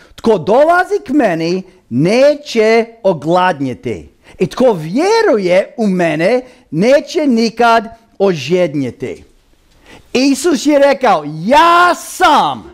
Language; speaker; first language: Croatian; early bilingual, heritage; Croatian